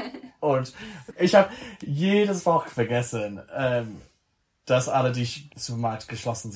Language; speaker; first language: German; non-native, learner; English